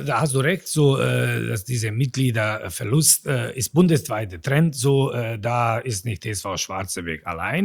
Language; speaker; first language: German; non-native, fluent; Bosnian